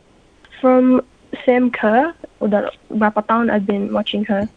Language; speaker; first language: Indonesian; early bilingual, heritage; English